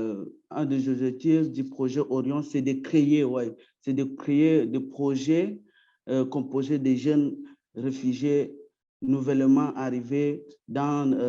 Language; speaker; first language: French; early bilingual, other home language; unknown